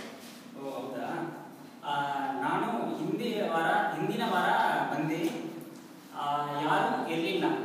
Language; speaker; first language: Kannada; non-native, learner; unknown